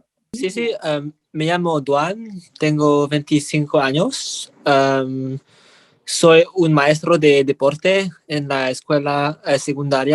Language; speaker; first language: Spanish; non-native, learner; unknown